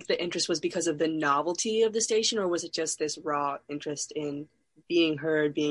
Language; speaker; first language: English; native; English